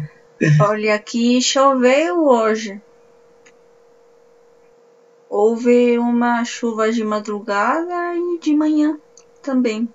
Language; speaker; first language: Portuguese; non-native, fluent; Spanish